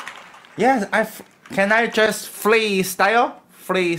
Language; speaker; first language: English; non-native, learner; Thai